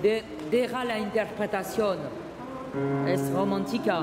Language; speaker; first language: Spanish; non-native, learner; French